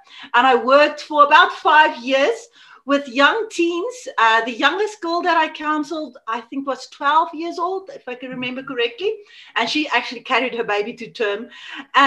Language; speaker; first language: English; non-native, local second language; Afrikaans